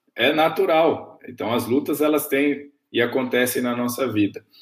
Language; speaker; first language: Portuguese; native; Portuguese